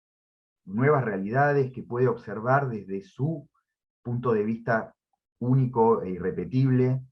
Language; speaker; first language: Spanish; native; Spanish